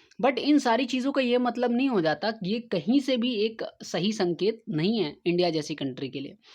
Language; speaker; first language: Hindi; native; Hindi